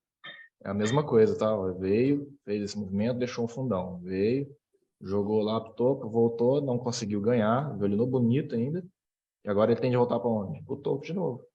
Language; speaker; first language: Portuguese; native; Portuguese